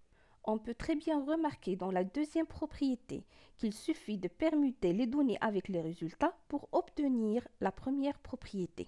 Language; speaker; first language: French; non-native, local second language; Arabic